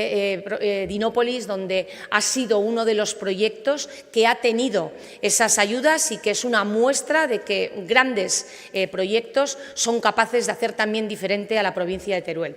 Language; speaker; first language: Spanish; native; Spanish